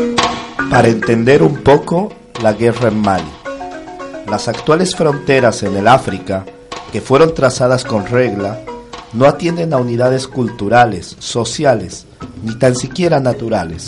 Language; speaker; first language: Spanish; native; Spanish